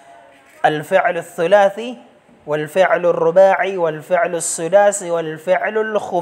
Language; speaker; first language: Arabic; non-native, fluent; Filipino